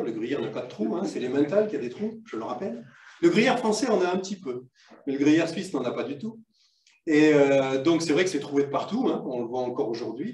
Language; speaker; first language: French; native; French